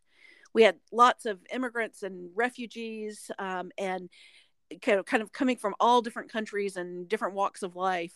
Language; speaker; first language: English; native; English